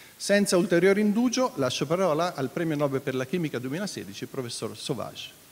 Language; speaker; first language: Italian; native; Italian